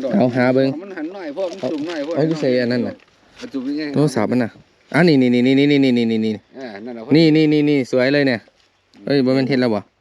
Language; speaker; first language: Thai; native; Thai